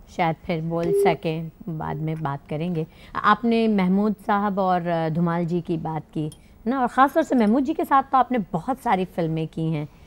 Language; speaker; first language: Hindi; native; Hindi